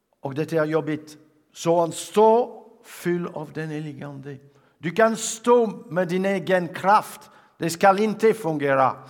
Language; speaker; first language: Swedish; non-native, fluent; French